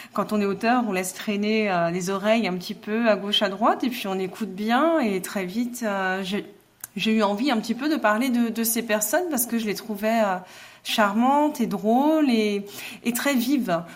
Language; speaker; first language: French; native; French